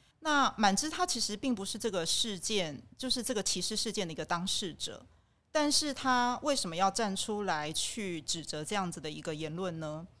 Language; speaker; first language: Chinese; native; Chinese